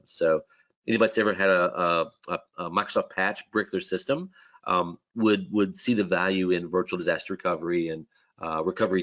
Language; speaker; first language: English; native; English